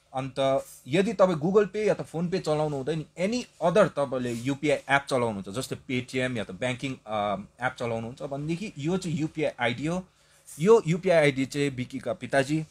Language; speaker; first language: Nepali; native; Nepali